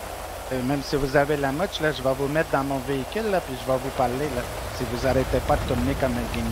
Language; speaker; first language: French; native; French